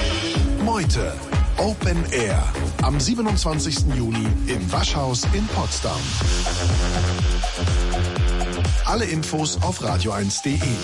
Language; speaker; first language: German; native; German